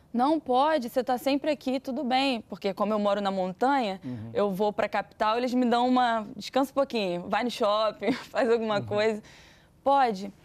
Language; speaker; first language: Portuguese; native; Portuguese